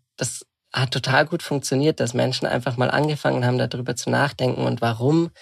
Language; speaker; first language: German; native; German